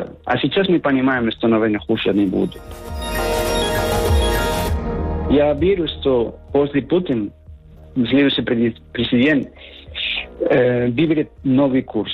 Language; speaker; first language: Russian; non-native, fluent; Spanish